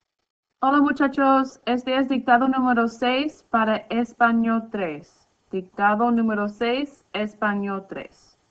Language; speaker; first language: Spanish; non-native, fluent; English